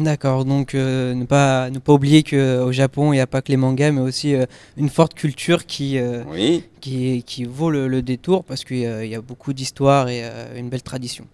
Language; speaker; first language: French; native; French